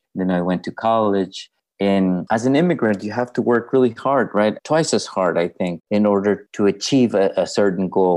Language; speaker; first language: English; non-native, fluent; Spanish